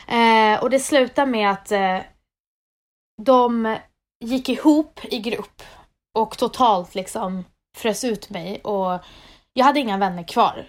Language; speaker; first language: Swedish; native; Swedish